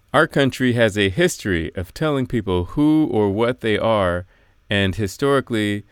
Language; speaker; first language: English; native; English